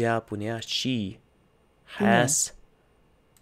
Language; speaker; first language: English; non-native, learner; Russian